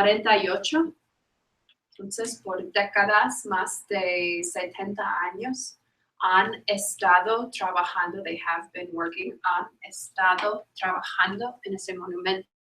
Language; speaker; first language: Spanish; non-native, fluent; English